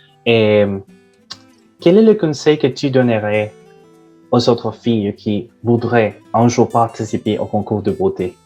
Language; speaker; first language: French; non-native, fluent; Spanish